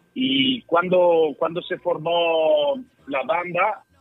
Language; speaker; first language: Spanish; non-native, learner; Italian